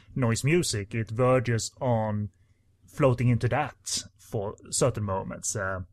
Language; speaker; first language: English; non-native, fluent; Swedish